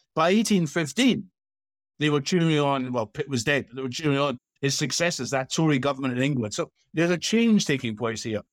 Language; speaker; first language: English; native; English